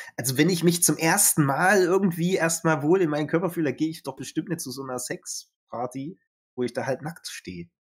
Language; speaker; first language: German; native; German